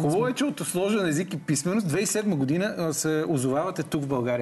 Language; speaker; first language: Bulgarian; native; Bulgarian